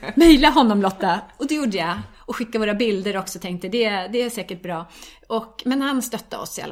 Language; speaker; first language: Swedish; native; Swedish